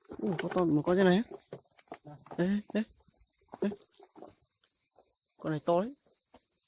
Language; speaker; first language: Vietnamese; non-native, local second language; Hmong